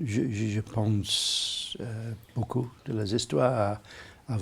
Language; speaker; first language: French; non-native, learner; English